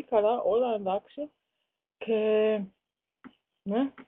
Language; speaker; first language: Greek; non-native, learner; German